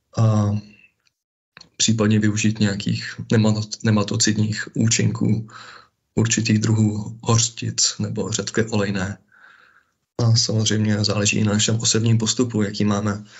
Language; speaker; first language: Czech; native; Czech